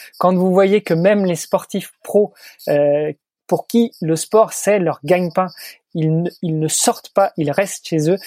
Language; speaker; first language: French; native; French